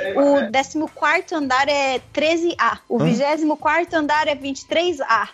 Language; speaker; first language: Portuguese; native; Portuguese